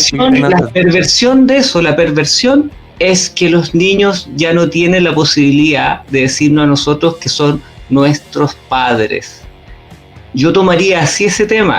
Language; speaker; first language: Spanish; native; Spanish